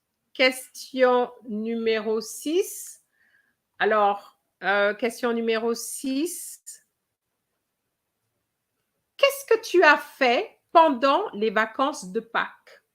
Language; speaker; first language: French; non-native, fluent; English